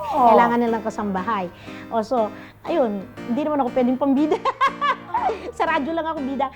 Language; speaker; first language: Filipino; native; Filipino